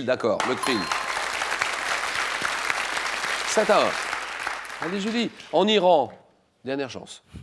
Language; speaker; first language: French; native; French